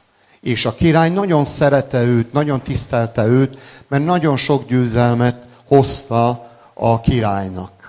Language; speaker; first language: Hungarian; non-native, local second language; Serbian